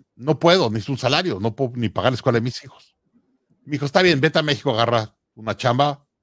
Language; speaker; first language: Spanish; native; Spanish